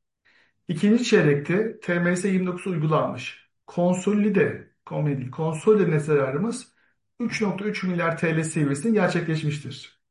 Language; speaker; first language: Turkish; native; Turkish